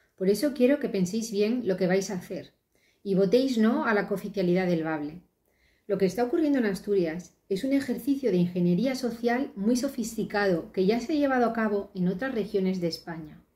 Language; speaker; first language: Spanish; native; Spanish